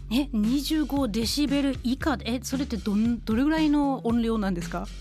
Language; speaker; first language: Japanese; non-native, fluent; German